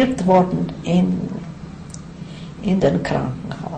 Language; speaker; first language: German; non-native, fluent; Yiddish